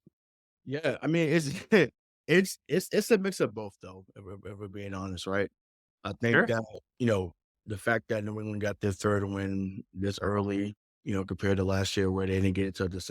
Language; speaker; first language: English; native; English